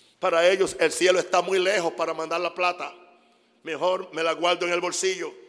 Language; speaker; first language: Spanish; non-native, fluent; English